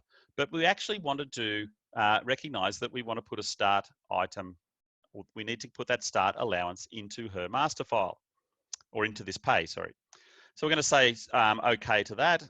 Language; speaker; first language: English; native; English